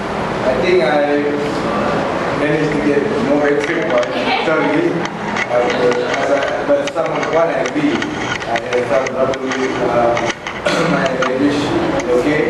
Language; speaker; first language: English; non-native, learner; Malay